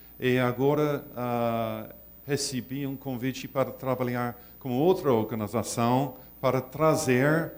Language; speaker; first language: Portuguese; non-native, learner; English